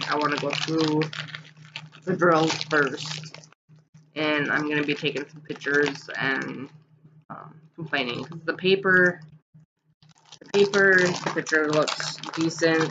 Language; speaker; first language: English; native; English